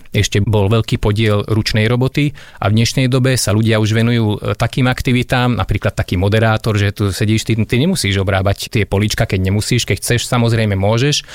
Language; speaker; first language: Slovak; non-native, local second language; Hungarian